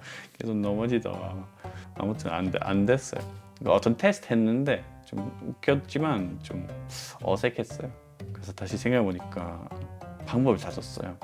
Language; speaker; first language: Korean; non-native, fluent; English